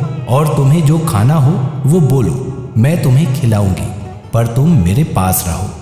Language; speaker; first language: Hindi; native; Hindi